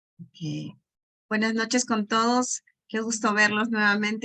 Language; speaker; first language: Spanish; native; Spanish